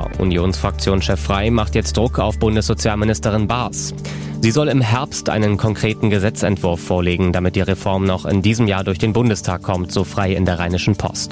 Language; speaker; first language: German; native; German